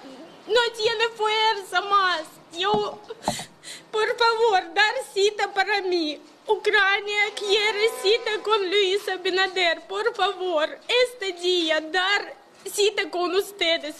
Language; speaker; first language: Spanish; non-native, learner; Russian